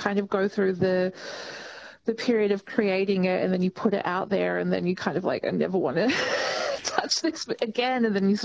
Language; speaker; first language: English; native; English